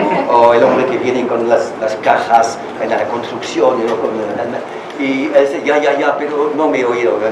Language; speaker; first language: Spanish; non-native, learner; French